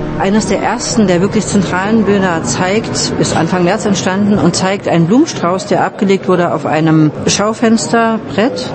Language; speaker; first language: German; native; German